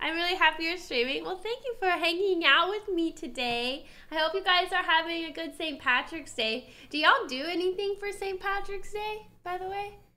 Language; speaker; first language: English; native; English